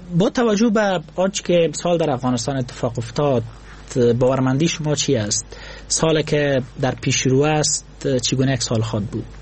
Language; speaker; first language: Persian; native; Persian